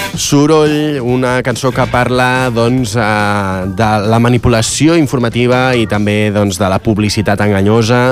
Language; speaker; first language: Catalan; native; Catalan